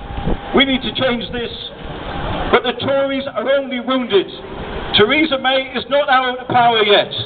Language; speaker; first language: English; native; English